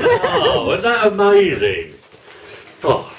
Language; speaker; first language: English; native; English